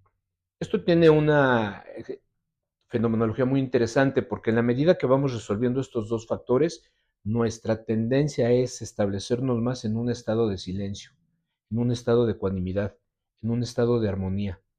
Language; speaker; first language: Spanish; native; Spanish